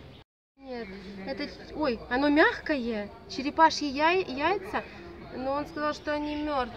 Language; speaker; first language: Russian; native; Russian